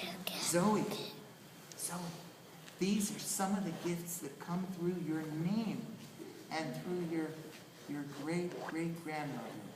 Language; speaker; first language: English; native; English